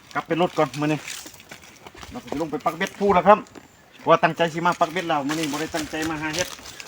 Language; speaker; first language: Thai; native; Thai